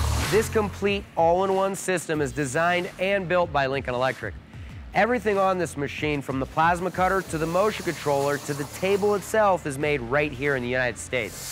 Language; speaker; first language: English; native; English